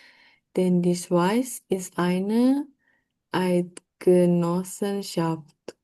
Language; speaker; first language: German; non-native, learner; Indonesian